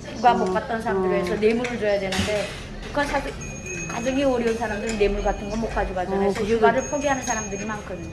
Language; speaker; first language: Korean; native; Korean